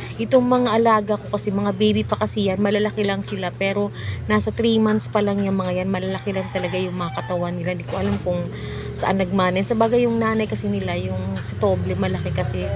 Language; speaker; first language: Filipino; native; Filipino